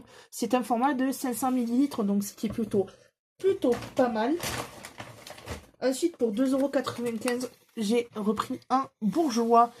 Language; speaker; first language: French; native; French